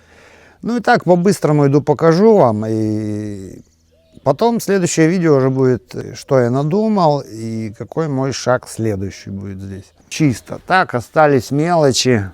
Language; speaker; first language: Russian; native; Russian